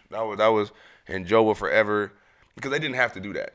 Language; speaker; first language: English; native; English